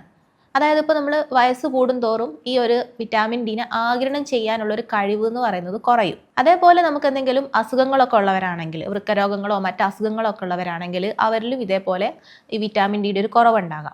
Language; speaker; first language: Malayalam; native; Malayalam